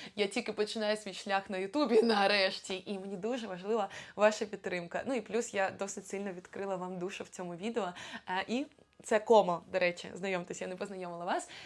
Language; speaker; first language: Ukrainian; non-native, local second language; Russian